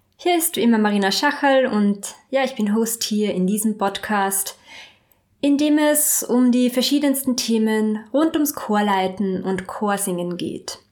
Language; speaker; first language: German; native; German